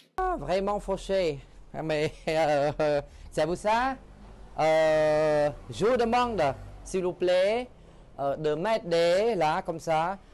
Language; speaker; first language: French; non-native, fluent; Khmer